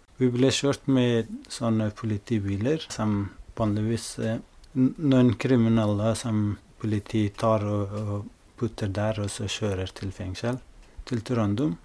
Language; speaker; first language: Norwegian; non-native, fluent; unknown